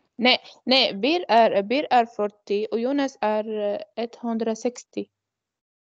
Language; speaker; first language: Swedish; non-native, learner; Arabic